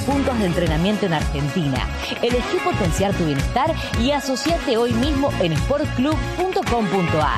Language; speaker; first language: Spanish; native; Spanish